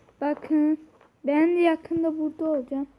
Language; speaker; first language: Turkish; early bilingual, heritage; Turkish